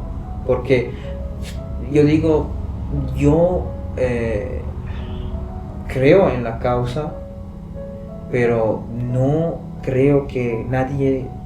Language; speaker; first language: Spanish; non-native, fluent; Persian